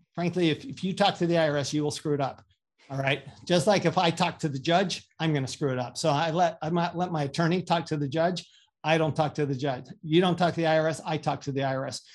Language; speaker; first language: English; native; English